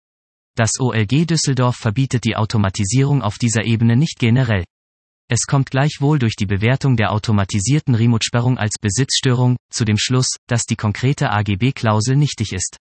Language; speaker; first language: German; native; German